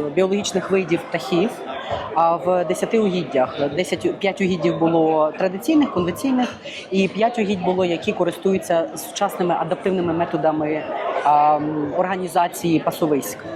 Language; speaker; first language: Ukrainian; native; Ukrainian